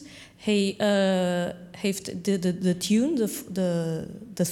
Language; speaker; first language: Dutch; non-native, learner; Portuguese